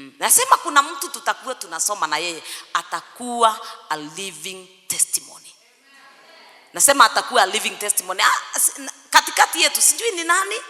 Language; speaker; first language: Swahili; non-native, local second language; Kikuyu